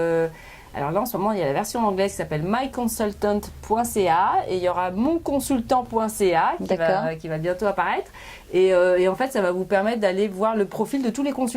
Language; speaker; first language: French; native; French